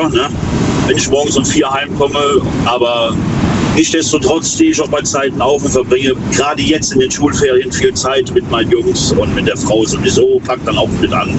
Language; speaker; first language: German; native; German